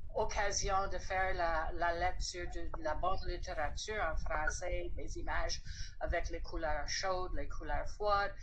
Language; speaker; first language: French; non-native, fluent; English